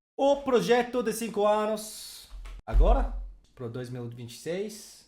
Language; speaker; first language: Portuguese; non-native, learner; English